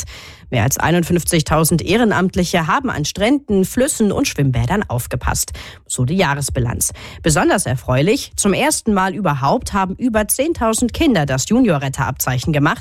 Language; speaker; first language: German; native; German